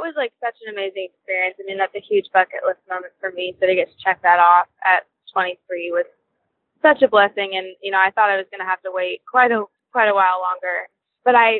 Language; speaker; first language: English; native; English